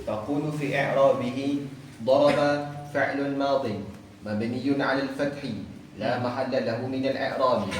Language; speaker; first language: Arabic; non-native, learner; Malay